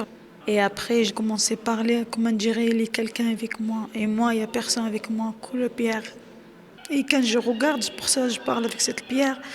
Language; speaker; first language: French; non-native, learner; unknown